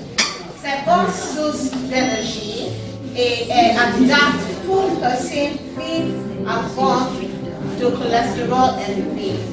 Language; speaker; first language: French; non-native, learner; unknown